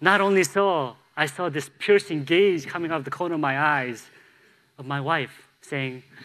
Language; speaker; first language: English; native; English